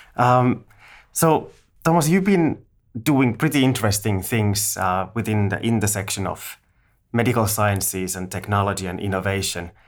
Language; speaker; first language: English; non-native, fluent; Finnish